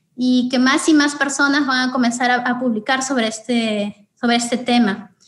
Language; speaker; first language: Spanish; native; Spanish